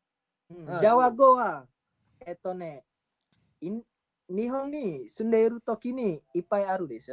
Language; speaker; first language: Japanese; non-native, local second language; Indonesian